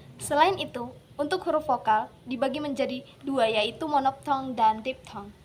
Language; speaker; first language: Indonesian; native; Indonesian